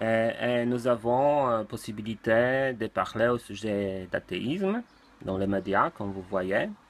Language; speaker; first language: French; non-native, learner; Polish